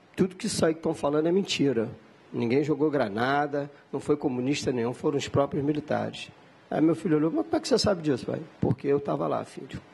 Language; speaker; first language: Portuguese; native; Portuguese